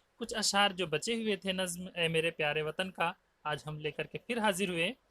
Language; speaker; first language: Urdu; native; Urdu